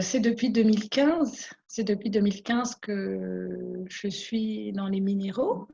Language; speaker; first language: French; non-native, local second language; Malagasy